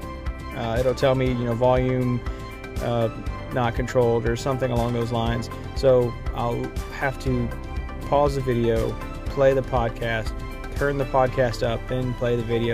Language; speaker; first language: English; native; English